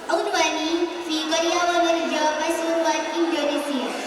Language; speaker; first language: Arabic; non-native, learner; Indonesian